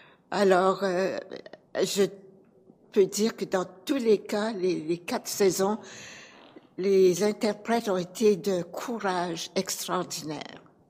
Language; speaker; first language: French; native; French